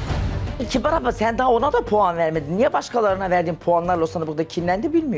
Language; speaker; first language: Turkish; native; Turkish